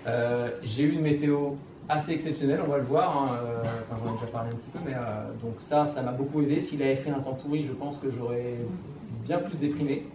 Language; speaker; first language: French; native; French